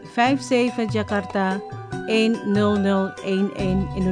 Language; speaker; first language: Dutch; non-native, fluent; Indonesian